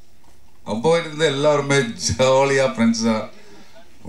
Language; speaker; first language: Tamil; non-native, learner; Malayalam